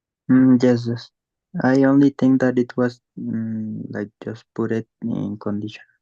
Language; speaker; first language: English; non-native, learner; Spanish